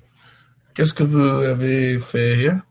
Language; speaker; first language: French; non-native, learner; English